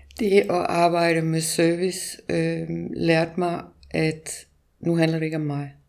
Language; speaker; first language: Danish; native; Danish